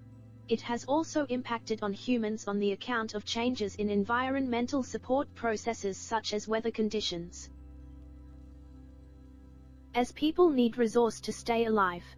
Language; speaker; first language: English; non-native, learner; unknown